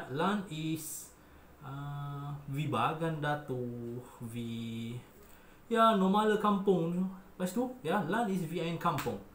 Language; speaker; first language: German; non-native, learner; Malay